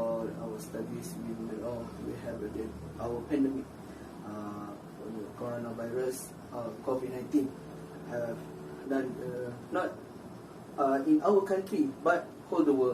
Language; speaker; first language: English; non-native, local second language; Malay